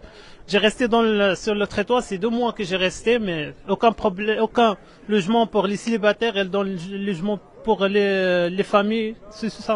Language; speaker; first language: French; non-native, learner; Arabic